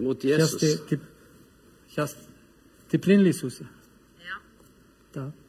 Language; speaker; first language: Russian; non-native, learner; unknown